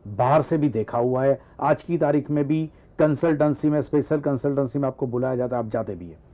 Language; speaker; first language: Hindi; non-native, local second language; Gujarati